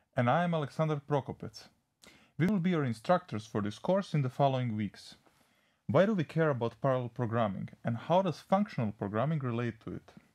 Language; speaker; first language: English; non-native, fluent; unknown